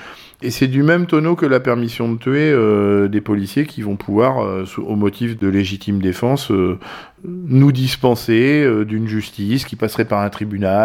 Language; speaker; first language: French; native; French